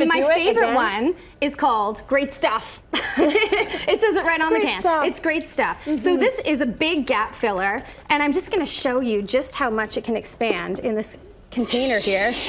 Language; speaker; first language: English; native; English